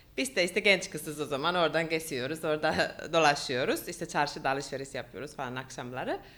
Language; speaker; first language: Turkish; non-native, fluent; Finnish